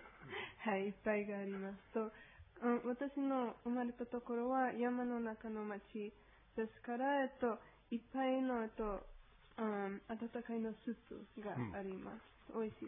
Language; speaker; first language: Japanese; non-native, learner; Spanish